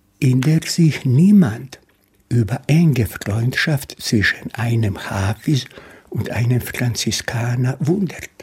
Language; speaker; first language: German; non-native, fluent; Bosnian